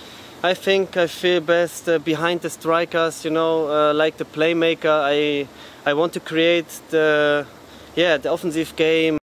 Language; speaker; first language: English; non-native, learner; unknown